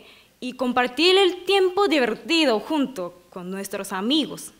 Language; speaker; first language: Spanish; non-native, fluent; Japanese